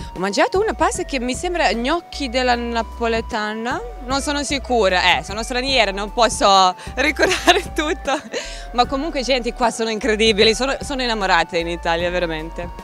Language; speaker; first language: Italian; non-native, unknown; Serbian